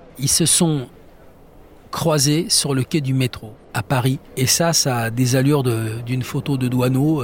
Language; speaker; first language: French; native; French